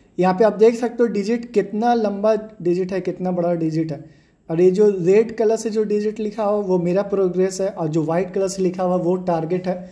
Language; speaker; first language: Hindi; native; Hindi